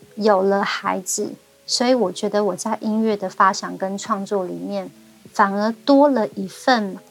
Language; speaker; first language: Chinese; non-native, local second language; Amis